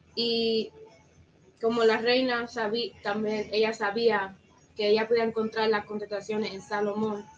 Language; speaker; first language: Spanish; early bilingual, heritage; Spanish